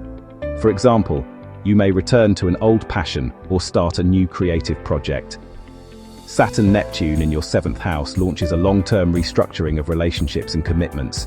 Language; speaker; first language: English; native; English